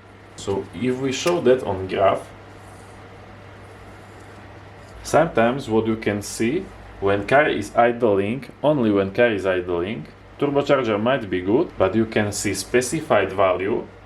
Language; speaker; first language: English; non-native, fluent; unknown